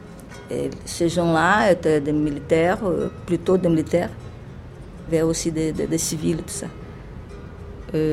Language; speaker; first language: French; non-native, fluent; Portuguese